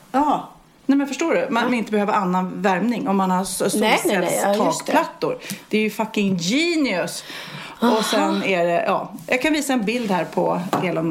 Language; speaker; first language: Swedish; native; Swedish